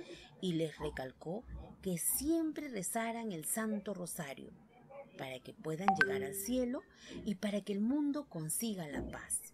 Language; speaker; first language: Spanish; native; Spanish